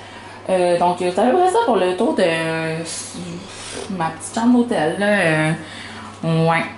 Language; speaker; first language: French; native; French